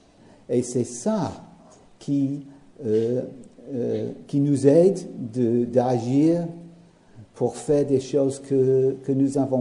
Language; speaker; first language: French; non-native, learner; English